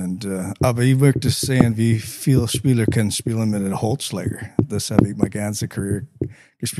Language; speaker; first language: German; non-native, learner; English